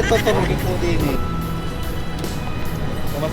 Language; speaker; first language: Filipino; native; Filipino